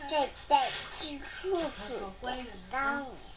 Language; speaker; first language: Chinese; native; Chinese